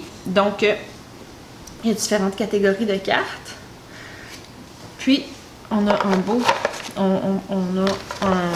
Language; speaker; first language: French; native; French